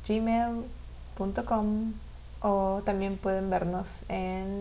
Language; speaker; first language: Spanish; non-native, fluent; English